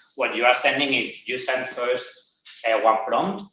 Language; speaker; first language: English; non-native, fluent; Catalan